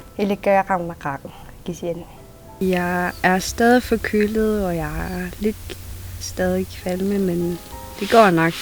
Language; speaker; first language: Danish; non-native, local second language; Kalaallisut